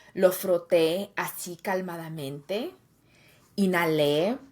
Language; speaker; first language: Spanish; early bilingual, heritage; Spanish